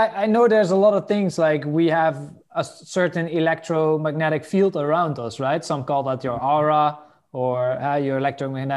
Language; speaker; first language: English; non-native, fluent; Dutch